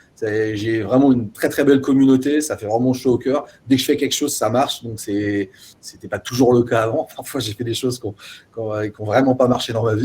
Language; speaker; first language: French; native; French